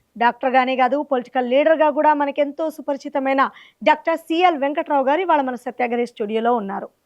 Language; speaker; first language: Telugu; native; Telugu